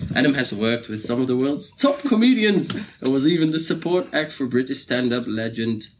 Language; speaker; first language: English; non-native, fluent; Dutch